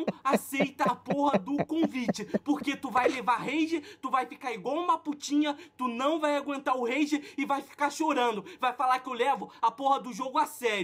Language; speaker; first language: Portuguese; native; Portuguese